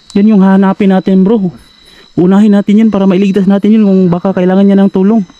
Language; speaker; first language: Filipino; native; Filipino